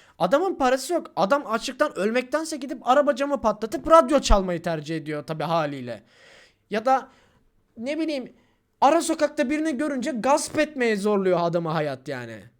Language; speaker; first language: Turkish; native; Turkish